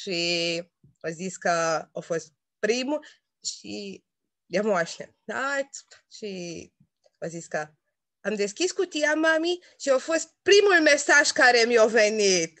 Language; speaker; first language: Romanian; non-native, local second language; Hungarian